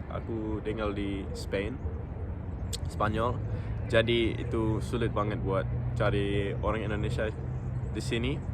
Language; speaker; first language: Indonesian; non-native, local second language; English